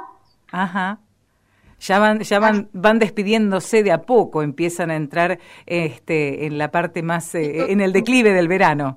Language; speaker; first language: Spanish; native; Spanish